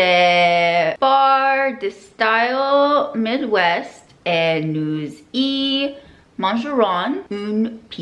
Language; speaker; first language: French; non-native, learner; English